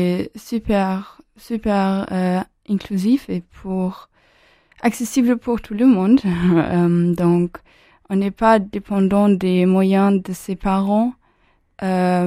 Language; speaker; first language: French; non-native, fluent; German